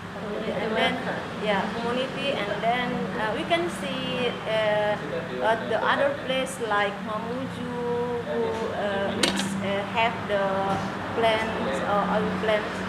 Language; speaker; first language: English; non-native, learner; Indonesian